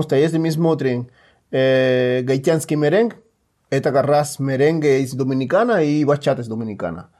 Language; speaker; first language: Russian; non-native, fluent; Spanish